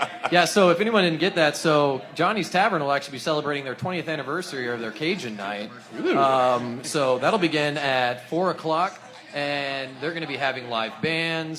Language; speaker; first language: English; native; English